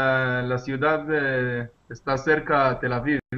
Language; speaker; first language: Spanish; non-native, learner; Hebrew